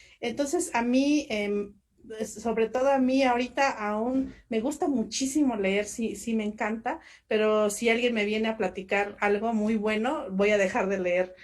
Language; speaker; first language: Spanish; non-native, local second language; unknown